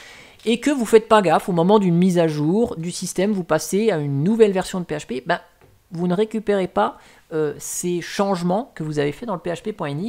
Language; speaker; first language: French; native; French